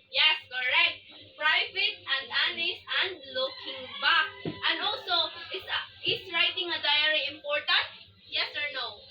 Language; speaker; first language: English; non-native, local second language; Cebuano